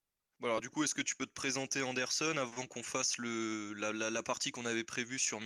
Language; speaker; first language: French; native; French